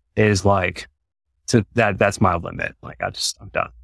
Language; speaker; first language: English; native; English